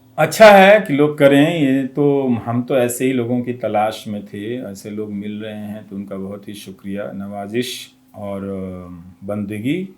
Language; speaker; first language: Hindi; non-native, local second language; Bhojpuri